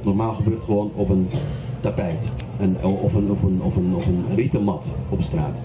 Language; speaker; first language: Dutch; non-native, fluent; Arabic